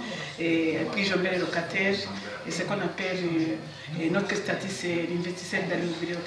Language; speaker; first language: French; non-native, local second language; Kinyarwanda